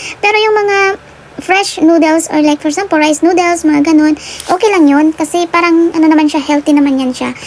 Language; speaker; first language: Filipino; non-native, local second language; Hiligaynon